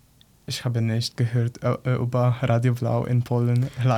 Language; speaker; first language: German; non-native, learner; Polish